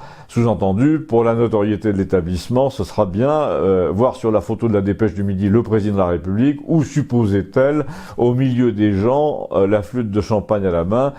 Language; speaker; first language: French; native; French